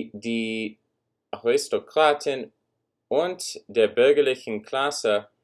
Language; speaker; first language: German; non-native, learner; English